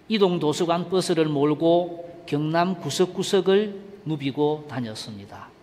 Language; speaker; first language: Korean; native; Korean